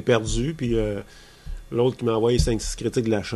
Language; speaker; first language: French; native; French